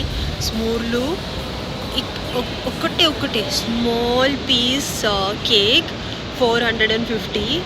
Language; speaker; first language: Telugu; non-native, learner; Kannada